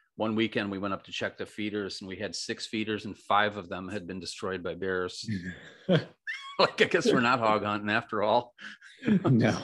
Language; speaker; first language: English; native; English